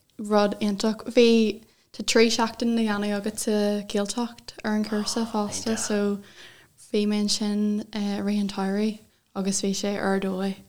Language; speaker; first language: Irish; non-native, local second language; English